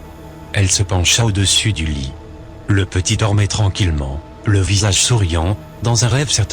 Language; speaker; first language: French; native; French